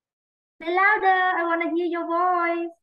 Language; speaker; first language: English; non-native, learner; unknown